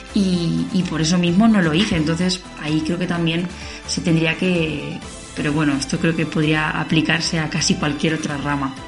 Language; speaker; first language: Spanish; native; Spanish